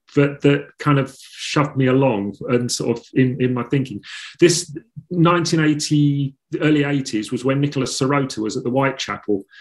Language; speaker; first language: English; native; English